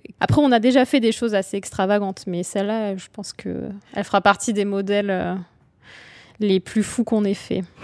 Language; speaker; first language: French; native; French